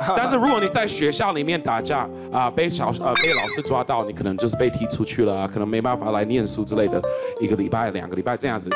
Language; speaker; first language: Chinese; non-native, fluent; English